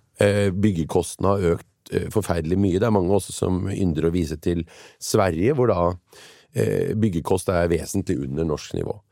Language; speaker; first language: Norwegian; native; Norwegian